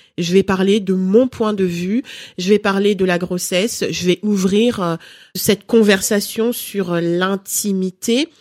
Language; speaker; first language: French; early bilingual, other home language; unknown